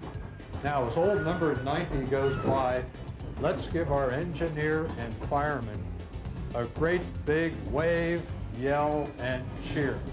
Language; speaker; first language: English; native; English